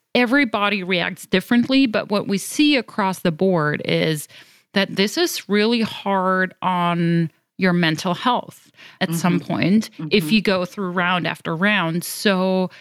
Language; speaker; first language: English; non-native, fluent; German